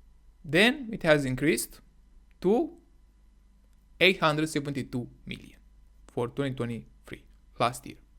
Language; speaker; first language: English; non-native, fluent; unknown